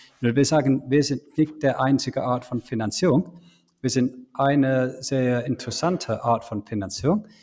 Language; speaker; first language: German; non-native, fluent; English